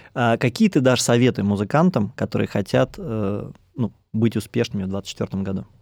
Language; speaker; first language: Russian; native; Russian